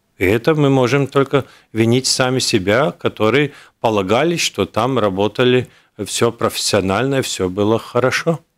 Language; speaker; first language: Russian; non-native, local second language; Latvian